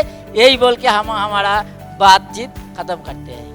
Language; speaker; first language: Hindi; non-native, local second language; Bangla